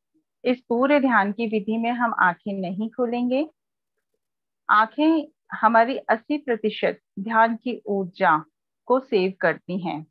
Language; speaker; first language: Hindi; native; Hindi